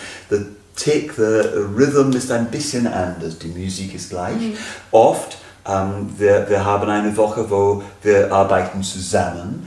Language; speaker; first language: German; non-native, fluent; English